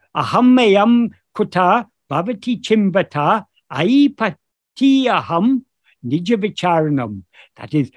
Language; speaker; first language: English; native; English